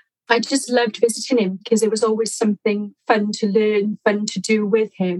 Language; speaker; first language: English; native; English